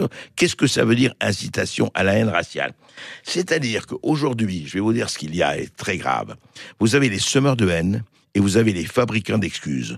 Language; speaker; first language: French; native; French